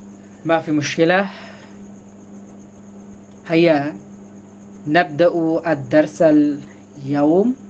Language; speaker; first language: Arabic; non-native, fluent; Bangla